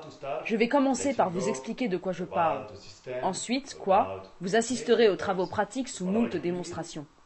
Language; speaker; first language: French; native; French